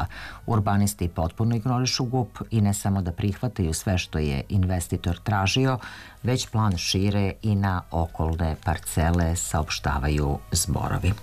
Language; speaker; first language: Serbian; native; Serbian